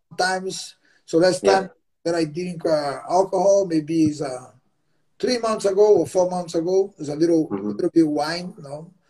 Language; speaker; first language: English; non-native, learner; Portuguese